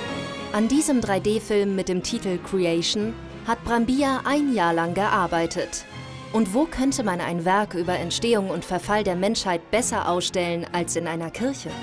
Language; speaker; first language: German; native; German